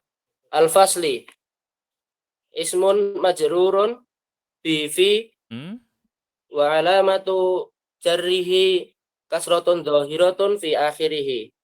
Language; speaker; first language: Arabic; non-native, learner; Indonesian